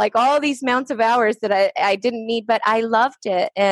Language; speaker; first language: English; early bilingual, other home language; Spanish